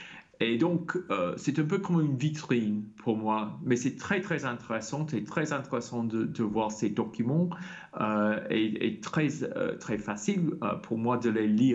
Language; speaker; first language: French; non-native, fluent; English